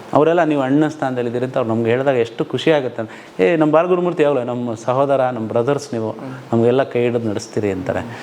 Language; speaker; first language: Kannada; non-native, local second language; Lambadi